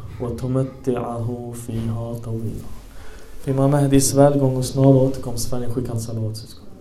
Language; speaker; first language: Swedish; non-native, fluent; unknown